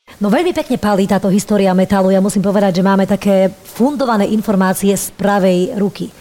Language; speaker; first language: Slovak; native; Slovak